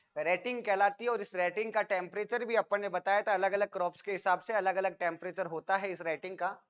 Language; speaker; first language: Hindi; native; Hindi